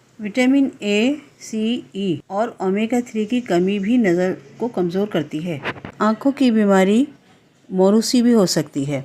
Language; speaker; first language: Urdu; native; Urdu